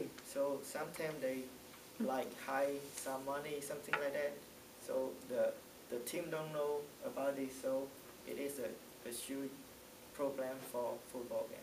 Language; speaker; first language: English; non-native, learner; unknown